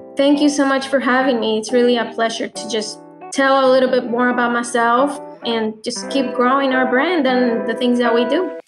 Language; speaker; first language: English; non-native, fluent; Spanish